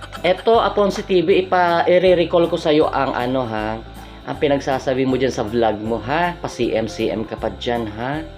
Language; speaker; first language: Filipino; non-native, local second language; Hiligaynon